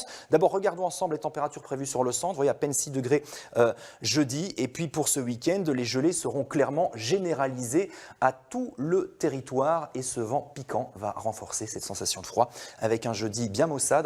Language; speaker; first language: French; native; French